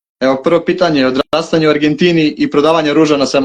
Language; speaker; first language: Croatian; native; Croatian